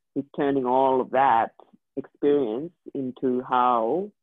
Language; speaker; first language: English; native; English